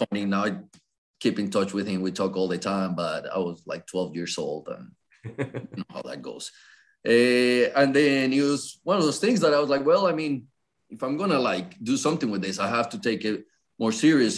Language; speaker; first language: English; non-native, fluent; Spanish